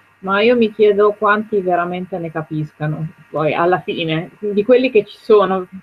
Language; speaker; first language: Italian; native; Italian